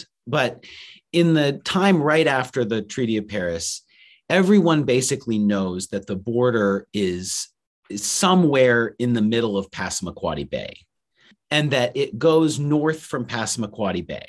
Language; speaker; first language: English; native; English